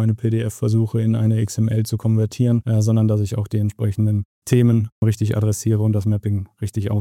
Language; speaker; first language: German; native; German